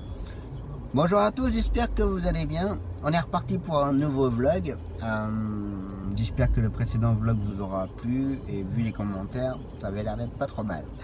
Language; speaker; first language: French; native; French